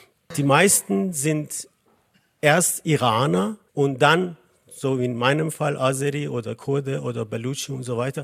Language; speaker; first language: German; non-native, fluent; Azerbaijani